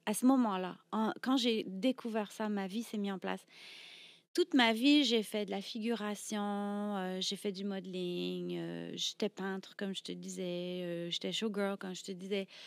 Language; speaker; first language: French; native; French